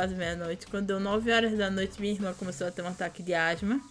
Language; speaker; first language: Portuguese; native; Portuguese